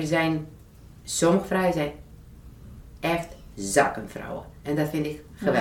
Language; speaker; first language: Dutch; non-native, fluent; Romanian